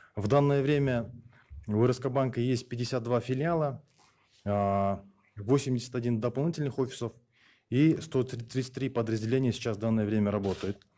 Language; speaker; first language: Russian; non-native, local second language; Kyrgyz